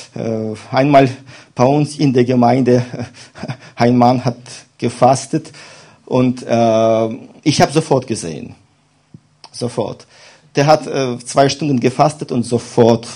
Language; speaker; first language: German; non-native, fluent; Russian